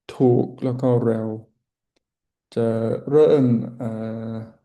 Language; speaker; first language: Thai; non-native, learner; English